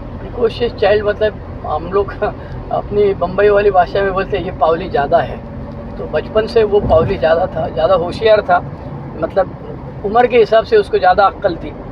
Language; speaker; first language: Hindi; non-native, local second language; Marathi